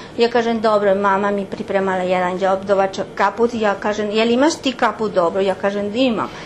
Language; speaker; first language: Serbian; non-native, fluent; Spanish